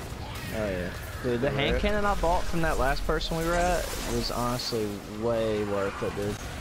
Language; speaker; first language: English; native; English